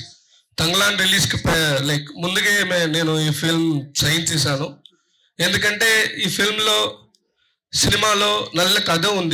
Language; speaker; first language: Telugu; non-native, learner; Tamil